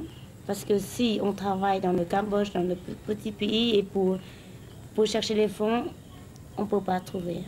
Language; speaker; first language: French; non-native, learner; Khmer